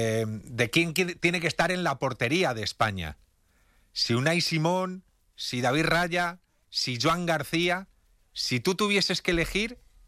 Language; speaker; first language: Spanish; native; Spanish